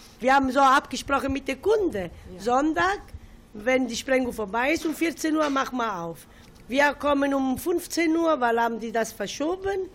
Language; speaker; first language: German; non-native, learner; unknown